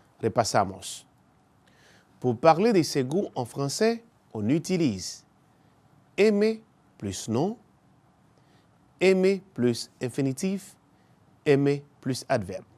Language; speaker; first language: French; non-native, fluent; Spanish